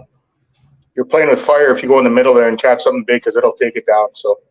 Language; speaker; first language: English; native; English